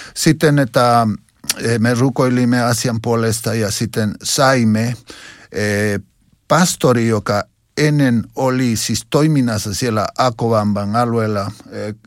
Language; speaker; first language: Finnish; non-native, learner; Spanish